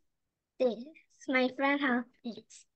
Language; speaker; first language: English; non-native, learner; Korean